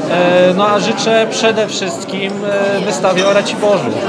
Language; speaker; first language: Polish; native; Polish